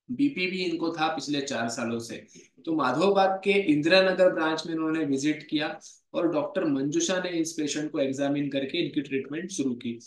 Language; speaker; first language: Hindi; non-native, local second language; Marathi